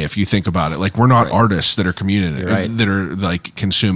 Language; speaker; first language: English; native; English